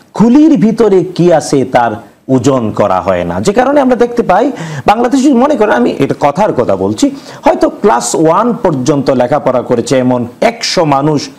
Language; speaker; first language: Bangla; native; Bangla